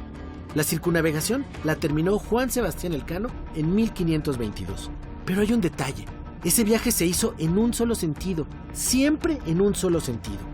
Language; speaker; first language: Spanish; native; Spanish